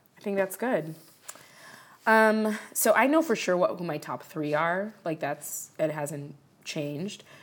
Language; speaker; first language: English; early bilingual, other home language; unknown